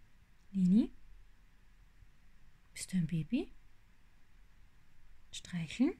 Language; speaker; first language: German; native; German